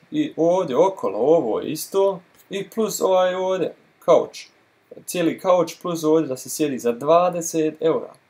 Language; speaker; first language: Croatian; early bilingual, heritage; Croatian